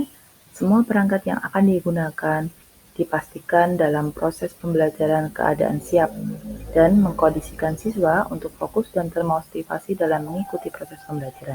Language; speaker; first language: Indonesian; native; Indonesian